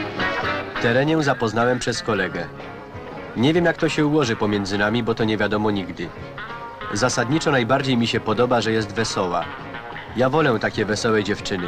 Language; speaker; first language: Polish; native; Polish